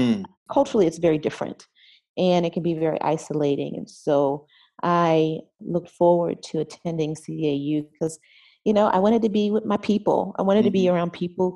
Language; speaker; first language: English; native; English